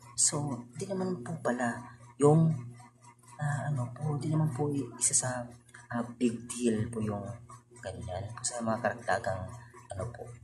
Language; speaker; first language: Filipino; non-native, local second language; Cebuano